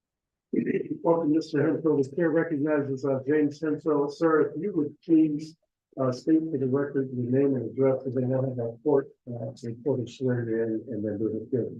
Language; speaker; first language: English; native; English